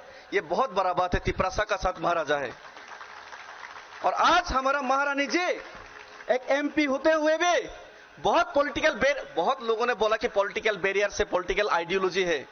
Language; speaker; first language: Hindi; non-native, local second language; Kok Borok